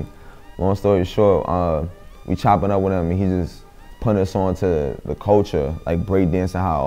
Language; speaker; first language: English; native; English